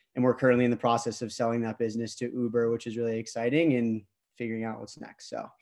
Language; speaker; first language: English; native; English